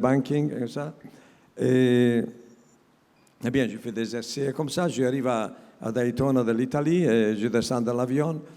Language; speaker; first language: French; non-native, learner; Italian